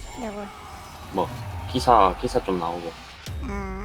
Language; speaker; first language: Korean; native; Korean